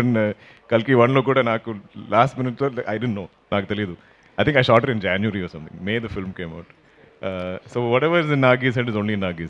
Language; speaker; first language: Telugu; non-native, learner; Malayalam